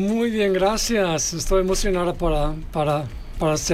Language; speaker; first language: Spanish; non-native, learner; English